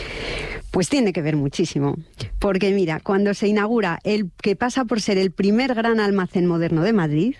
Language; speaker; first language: Spanish; native; Spanish